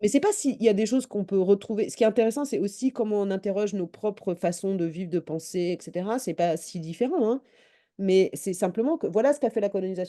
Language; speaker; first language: French; native; French